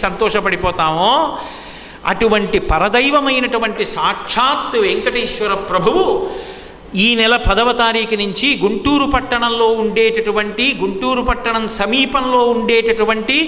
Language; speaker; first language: Telugu; native; Telugu